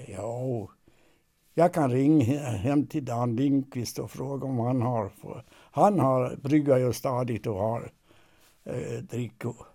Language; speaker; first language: Swedish; native; Swedish